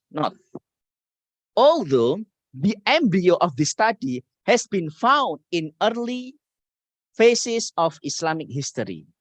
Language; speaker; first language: English; non-native, learner; Indonesian